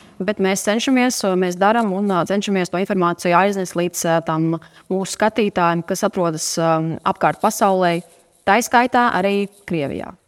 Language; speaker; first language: Latvian; non-native, local second language; Russian